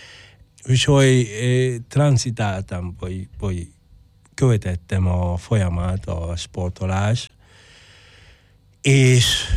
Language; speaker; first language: Hungarian; non-native, fluent; Spanish